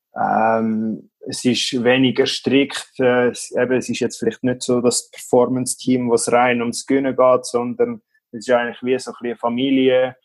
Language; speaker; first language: German; native; German